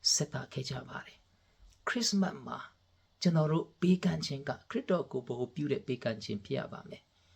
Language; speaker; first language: Burmese; non-native, local second language; Tedim Chin